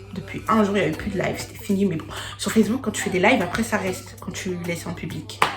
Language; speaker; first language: French; native; French